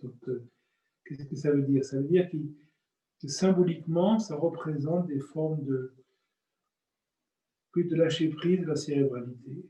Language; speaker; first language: French; native; French